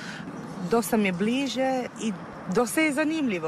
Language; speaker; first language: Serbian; non-native, fluent; Italian